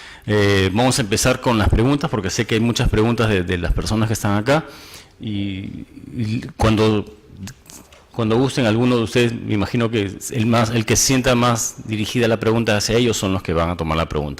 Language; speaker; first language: Spanish; native; Spanish